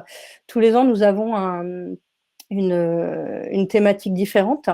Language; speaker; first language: French; native; French